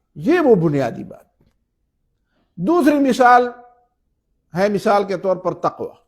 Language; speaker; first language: Urdu; non-native, local second language; Pashto